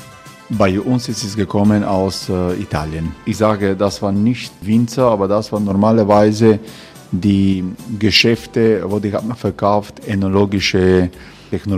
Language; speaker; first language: German; non-native, learner; Croatian